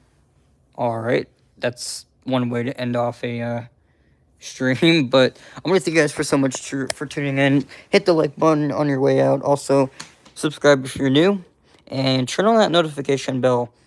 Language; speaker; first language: English; native; English